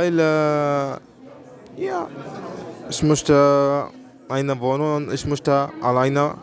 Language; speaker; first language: German; non-native, learner; Arabic